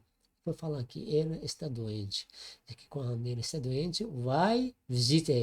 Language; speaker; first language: Portuguese; non-native, learner; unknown